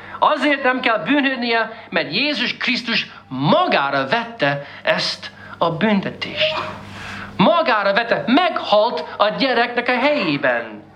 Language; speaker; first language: Hungarian; non-native, fluent; English